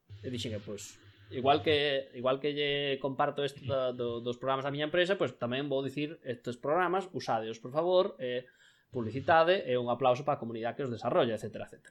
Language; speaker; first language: Galician; non-native, local second language; Spanish